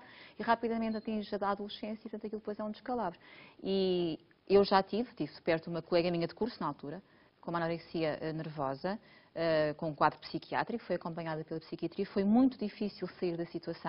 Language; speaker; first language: Portuguese; native; Portuguese